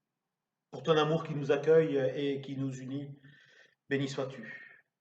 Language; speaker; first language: French; native; French